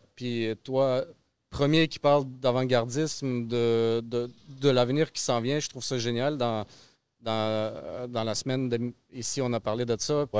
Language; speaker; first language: French; early bilingual, other home language; Russian